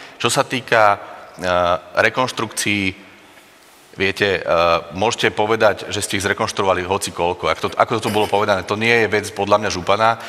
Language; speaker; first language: Slovak; native; Slovak